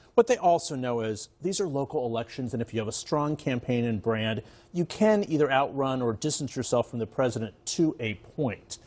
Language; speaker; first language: English; native; English